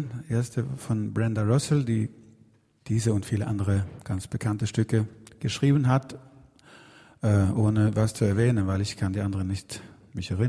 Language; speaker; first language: German; non-native, learner; Swedish